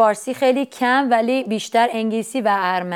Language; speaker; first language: Persian; non-native, local second language; Armenian